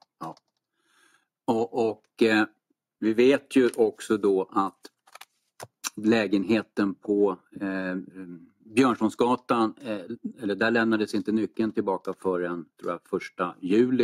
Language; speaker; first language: Swedish; native; Swedish